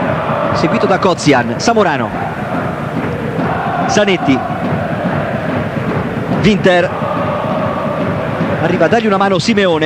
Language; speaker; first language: Italian; native; Italian